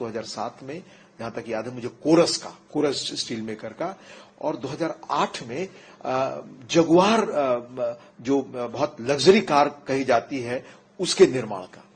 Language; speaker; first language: Hindi; native; Hindi